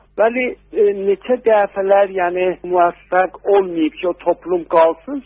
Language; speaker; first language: Azerbaijani; native; Azerbaijani